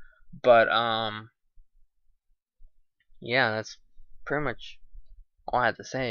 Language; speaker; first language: English; native; English